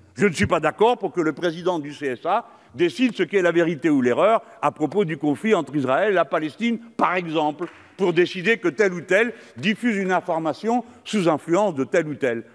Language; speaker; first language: French; native; French